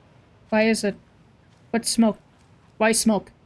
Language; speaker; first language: English; native; English